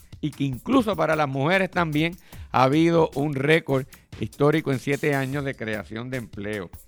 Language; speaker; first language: Spanish; native; Spanish